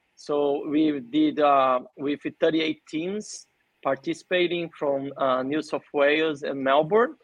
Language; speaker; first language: English; non-native, fluent; Portuguese